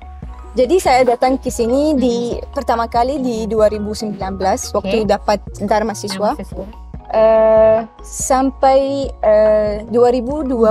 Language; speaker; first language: Indonesian; non-native, learner; Arabic